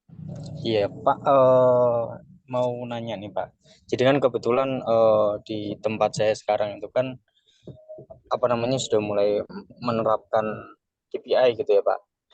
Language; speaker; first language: Indonesian; native; Indonesian